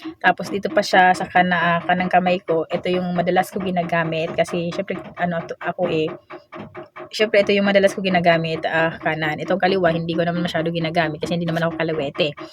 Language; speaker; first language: Filipino; non-native, local second language; Waray